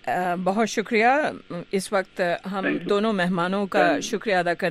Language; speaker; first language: Urdu; native; Urdu